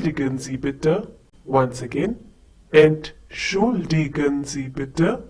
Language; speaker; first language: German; non-native, fluent; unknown